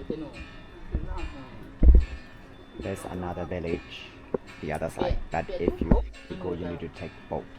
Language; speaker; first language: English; non-native, learner; Burmese